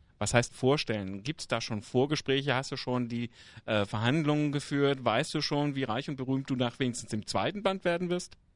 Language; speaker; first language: German; native; German